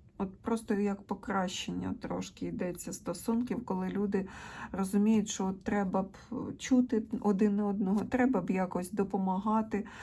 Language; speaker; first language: Ukrainian; non-native, local second language; Russian